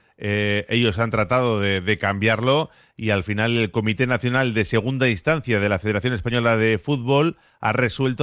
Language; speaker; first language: Spanish; native; Spanish